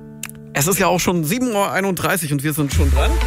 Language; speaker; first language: German; native; German